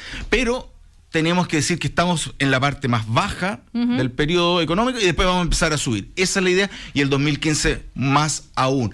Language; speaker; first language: Spanish; native; Spanish